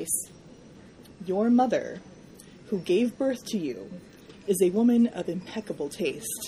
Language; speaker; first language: English; native; English